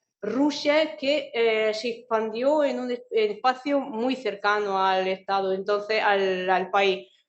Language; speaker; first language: Spanish; non-native, fluent; Russian